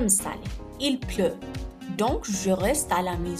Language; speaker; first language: French; non-native, fluent; Amharic